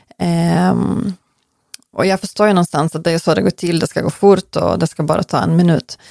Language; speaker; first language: Swedish; non-native, fluent; Ukrainian